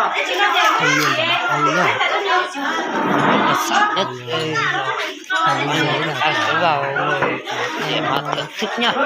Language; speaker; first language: Vietnamese; non-native, local second language; Hmong